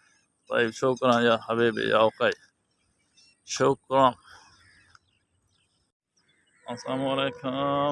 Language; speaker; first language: Arabic; non-native, learner; Saraiki